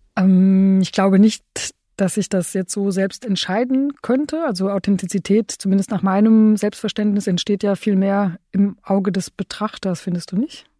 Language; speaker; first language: German; early bilingual, other home language; Romanian